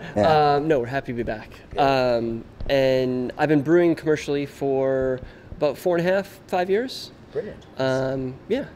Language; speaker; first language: English; native; English